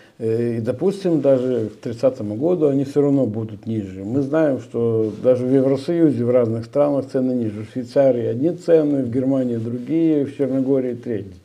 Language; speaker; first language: Russian; native; Russian